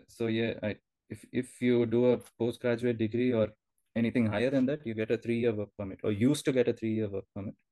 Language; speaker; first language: English; non-native, local second language; Telugu